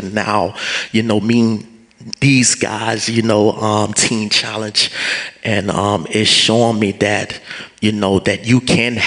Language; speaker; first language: English; native; English